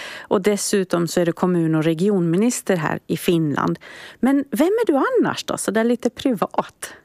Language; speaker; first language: Swedish; native; Swedish